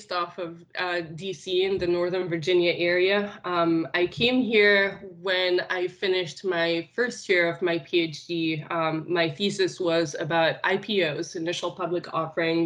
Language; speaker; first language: English; non-native, fluent; Arabic